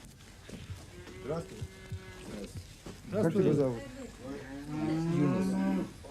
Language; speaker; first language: Russian; native; Russian